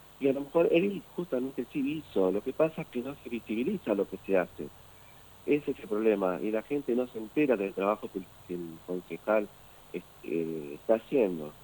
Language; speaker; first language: Spanish; native; Spanish